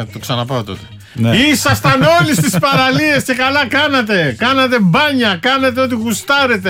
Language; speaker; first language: Greek; native; Greek